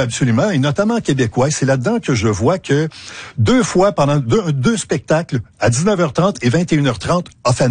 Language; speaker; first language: French; native; French